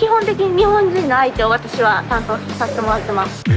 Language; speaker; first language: Japanese; native; Japanese